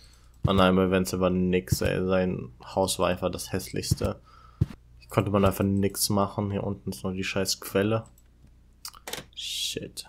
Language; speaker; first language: German; native; German